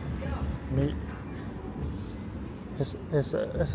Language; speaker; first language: Spanish; non-native, learner; French